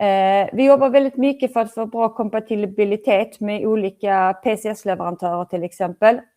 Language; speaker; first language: Swedish; native; Swedish